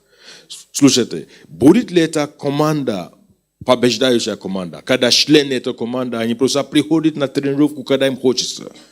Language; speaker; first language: Russian; non-native, fluent; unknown